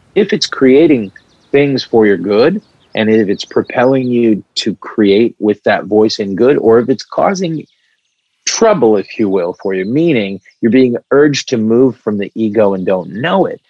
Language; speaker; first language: English; early bilingual, other home language; Arabic